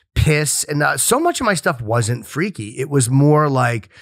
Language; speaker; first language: English; native; English